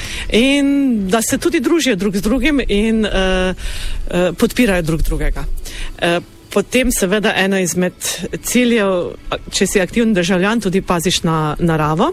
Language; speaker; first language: Slovenian; native; Slovenian